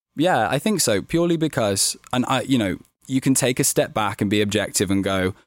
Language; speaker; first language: English; native; English